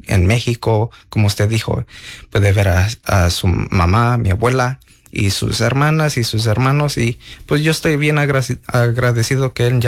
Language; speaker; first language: Spanish; early bilingual, heritage; Spanish